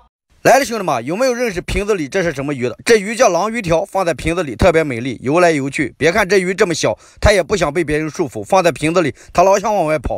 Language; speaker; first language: Chinese; native; Chinese